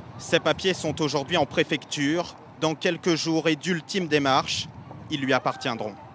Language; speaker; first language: French; native; French